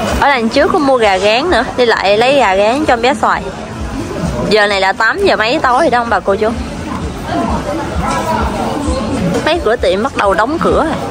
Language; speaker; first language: Vietnamese; native; Vietnamese